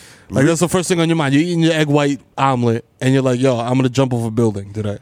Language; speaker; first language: English; early bilingual, other home language; Spanish